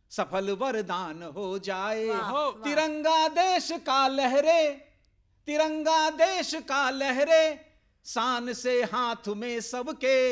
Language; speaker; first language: Hindi; native; Hindi